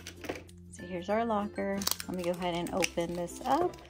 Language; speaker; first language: English; native; English